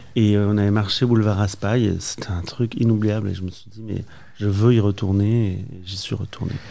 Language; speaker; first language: French; native; French